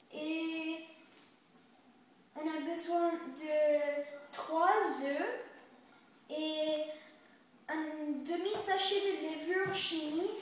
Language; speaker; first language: French; early bilingual, other home language; English